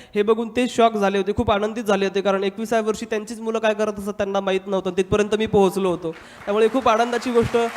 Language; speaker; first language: Marathi; non-native, local second language; Hindi